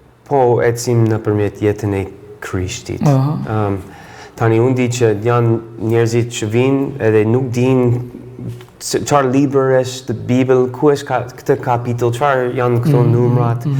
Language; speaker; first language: Albanian; non-native, fluent; English